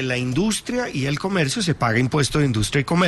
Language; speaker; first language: Spanish; native; Spanish